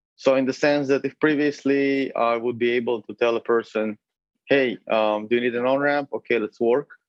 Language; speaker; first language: English; non-native, fluent; Hebrew